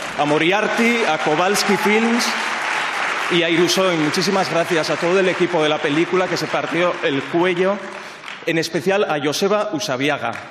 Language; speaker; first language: Spanish; non-native, local second language; Basque